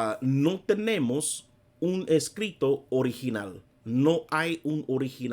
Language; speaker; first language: Spanish; non-native, fluent; English